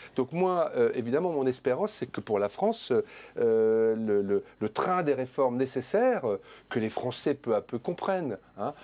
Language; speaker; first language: French; native; French